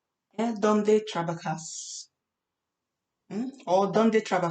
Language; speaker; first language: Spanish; non-native, learner; English